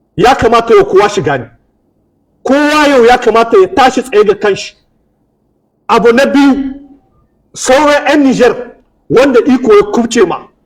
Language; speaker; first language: Hausa; native; Hausa